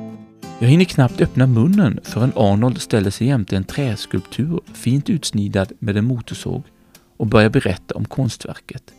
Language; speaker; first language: Swedish; native; Swedish